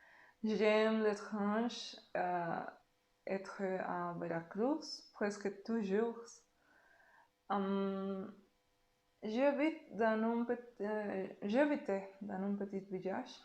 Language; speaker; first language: French; non-native, learner; Spanish